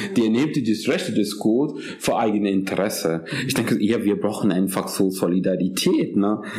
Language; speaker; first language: German; non-native, fluent; Urdu